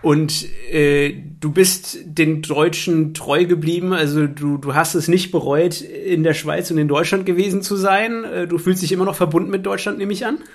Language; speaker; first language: German; native; German